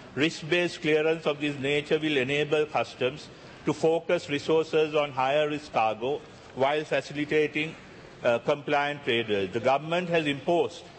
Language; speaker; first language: English; non-native, local second language; Sinhala